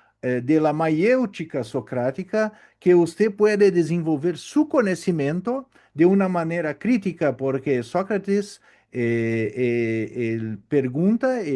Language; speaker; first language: Spanish; non-native, learner; Portuguese